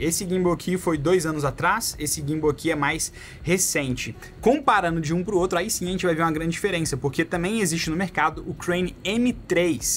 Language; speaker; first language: Portuguese; native; Portuguese